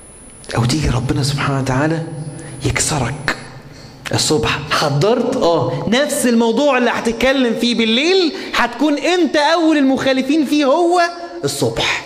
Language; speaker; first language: Arabic; native; Arabic